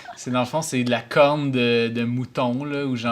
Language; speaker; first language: French; native; French